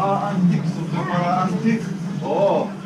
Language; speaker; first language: Indonesian; non-native, learner; English